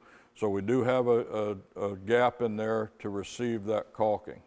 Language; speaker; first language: English; native; English